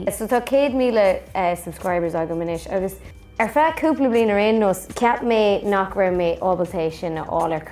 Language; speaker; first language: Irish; non-native, local second language; English